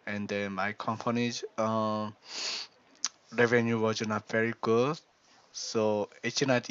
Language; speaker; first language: English; non-native, learner; Korean